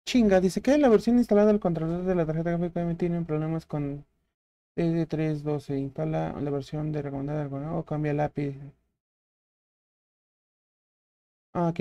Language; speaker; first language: Spanish; native; Spanish